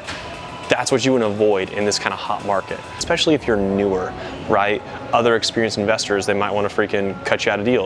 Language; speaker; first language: English; native; English